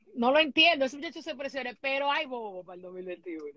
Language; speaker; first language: Spanish; native; Spanish